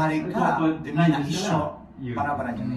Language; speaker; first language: Japanese; non-native, learner; Filipino